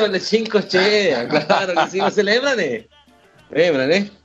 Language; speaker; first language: Portuguese; non-native, learner; Spanish